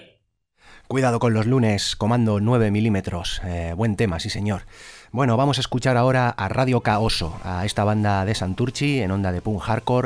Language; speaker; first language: Spanish; native; Spanish